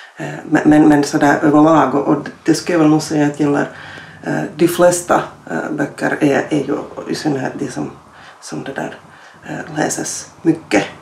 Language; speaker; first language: Swedish; native; Swedish